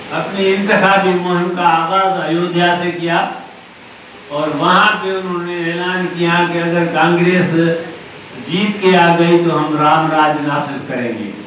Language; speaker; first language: Urdu; non-native, local second language; Sindhi